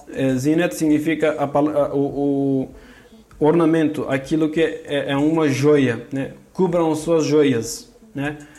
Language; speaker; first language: Portuguese; non-native, fluent; Kurdish